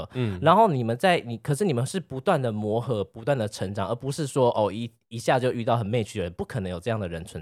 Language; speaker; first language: Chinese; native; Chinese